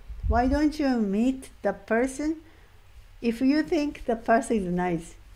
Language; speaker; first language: English; non-native, fluent; Japanese